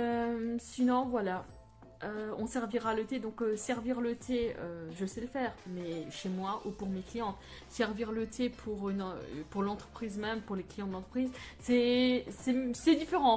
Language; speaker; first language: French; native; French